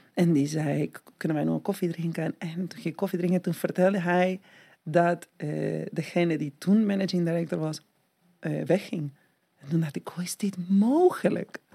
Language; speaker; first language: Dutch; non-native, fluent; Spanish